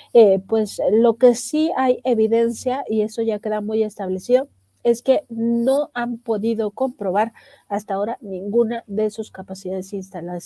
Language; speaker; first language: Spanish; native; Spanish